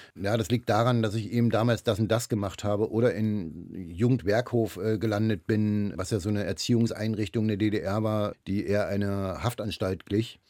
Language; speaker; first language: German; native; German